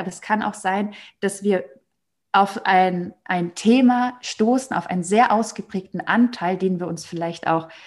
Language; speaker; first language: German; native; German